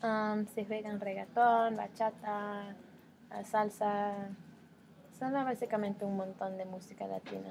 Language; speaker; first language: Spanish; non-native, learner; English